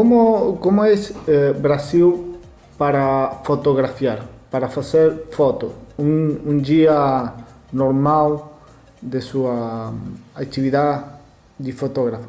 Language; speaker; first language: Portuguese; non-native, learner; Spanish